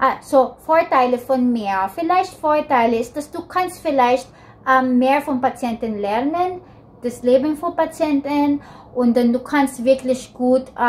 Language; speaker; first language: German; non-native, learner; Filipino